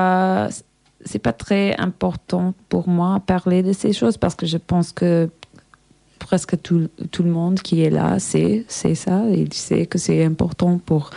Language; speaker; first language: French; non-native, learner; English